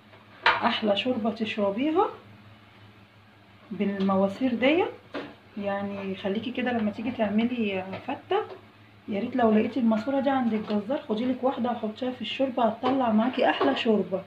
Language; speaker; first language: Arabic; native; Arabic